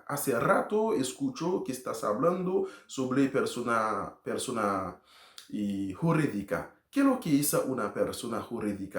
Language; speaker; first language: Spanish; non-native, learner; Haitian Creole